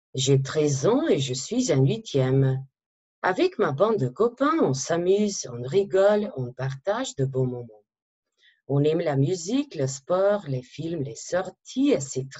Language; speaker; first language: French; non-native, fluent; Macedonian